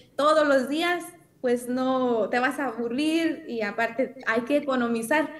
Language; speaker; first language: Spanish; native; Spanish